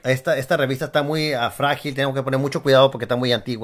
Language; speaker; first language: Spanish; early bilingual, other home language; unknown